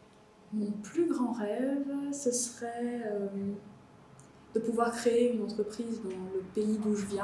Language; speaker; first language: French; non-native, local second language; Malagasy